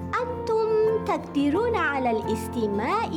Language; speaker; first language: Arabic; non-native, fluent; Malay